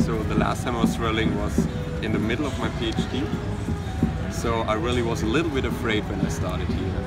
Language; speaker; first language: English; non-native, fluent; German